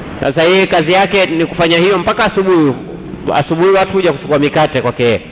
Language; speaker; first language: Swahili; native; Swahili